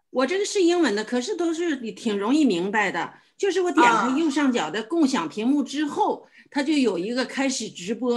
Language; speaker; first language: Chinese; native; Chinese